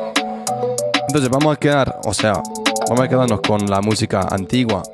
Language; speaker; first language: Spanish; non-native, fluent; English